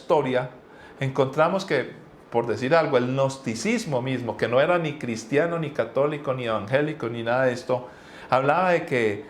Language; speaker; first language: Spanish; native; Spanish